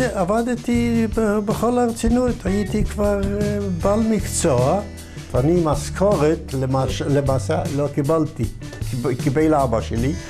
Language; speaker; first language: Hebrew; non-native, fluent; Yiddish